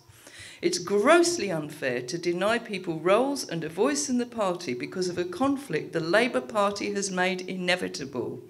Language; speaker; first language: English; native; English